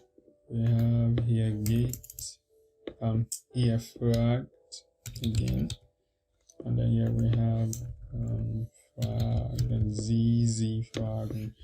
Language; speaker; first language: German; non-native, learner; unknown